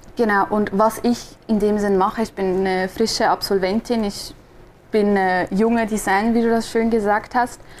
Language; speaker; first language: German; native; German